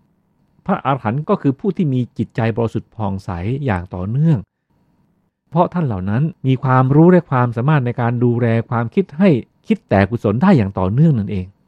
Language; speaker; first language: Thai; native; Thai